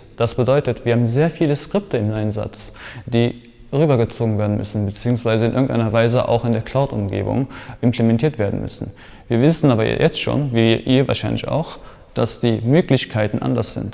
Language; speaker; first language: German; native; German